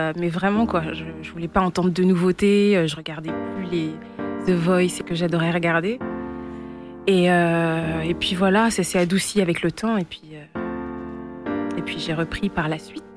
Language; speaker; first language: French; native; French